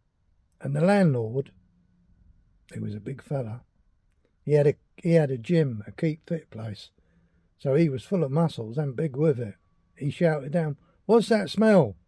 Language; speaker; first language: English; native; English